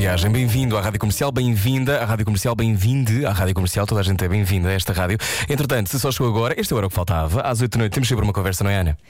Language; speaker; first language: Portuguese; native; Portuguese